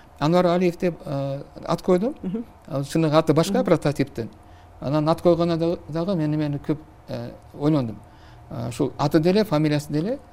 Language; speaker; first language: Kyrgyz; non-native, local second language; Uzbek